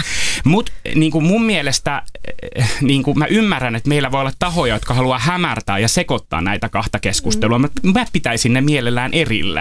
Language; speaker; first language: Finnish; native; Finnish